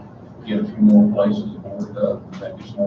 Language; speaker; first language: English; native; English